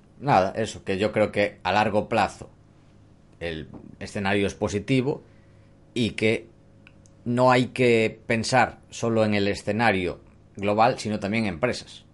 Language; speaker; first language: Spanish; native; Spanish